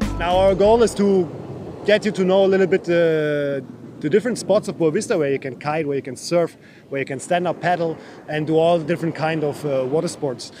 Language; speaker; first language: English; non-native, fluent; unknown